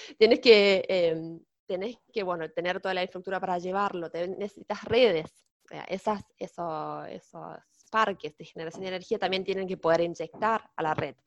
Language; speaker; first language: Spanish; non-native, fluent; German